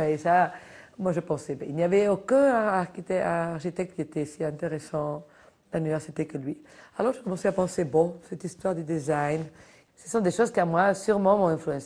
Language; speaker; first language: French; non-native, fluent; Spanish